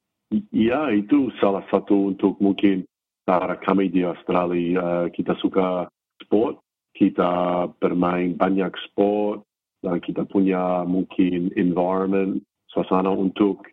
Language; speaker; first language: Indonesian; non-native, fluent; English